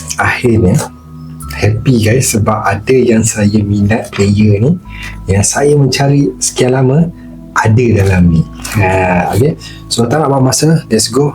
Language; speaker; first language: Malay; native; Malay